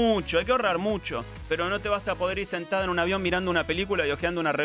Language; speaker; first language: Spanish; native; Spanish